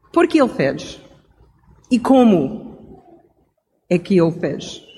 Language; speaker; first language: Portuguese; non-native, fluent; English